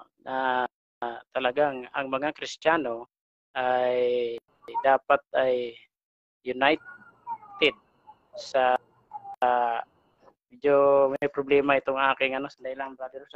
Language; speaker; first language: Filipino; native; Filipino